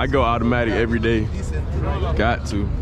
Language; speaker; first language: English; native; English